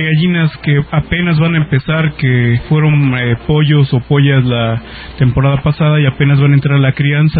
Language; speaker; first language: Spanish; native; Spanish